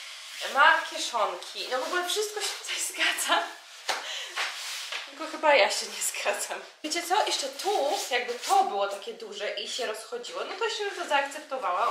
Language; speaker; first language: Polish; native; Polish